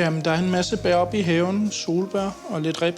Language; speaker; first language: Danish; native; Danish